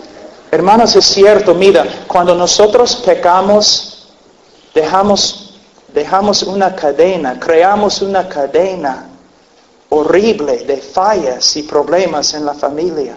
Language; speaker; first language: Spanish; non-native, fluent; English